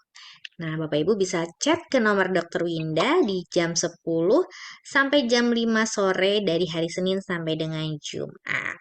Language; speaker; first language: Indonesian; native; Indonesian